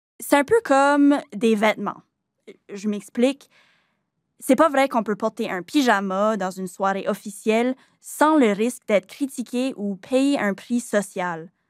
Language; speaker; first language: French; native; French